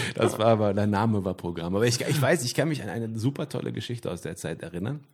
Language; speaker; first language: German; native; German